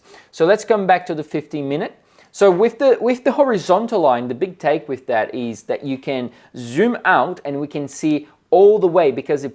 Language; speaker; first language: English; non-native, fluent; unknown